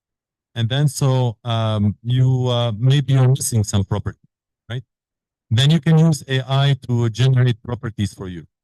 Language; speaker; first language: English; non-native, fluent; Arabic